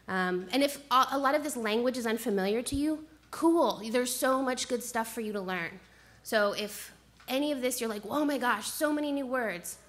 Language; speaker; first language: English; native; English